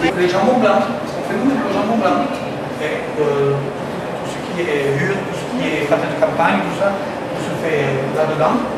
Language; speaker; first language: French; native; French